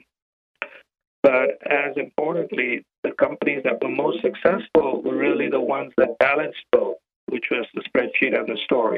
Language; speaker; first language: English; non-native, local second language; Gujarati